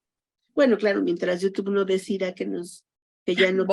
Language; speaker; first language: Spanish; native; Spanish